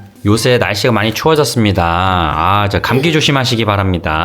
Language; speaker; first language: Korean; native; Korean